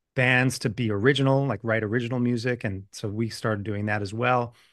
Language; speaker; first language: English; native; English